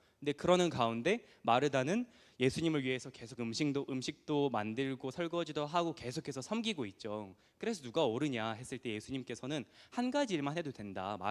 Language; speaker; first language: Korean; early bilingual, heritage; Korean